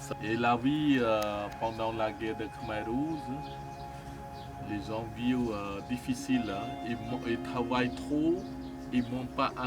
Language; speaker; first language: French; non-native, learner; Khmer